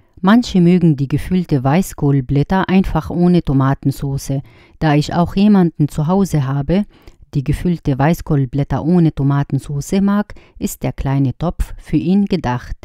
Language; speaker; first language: German; non-native, fluent; Arabic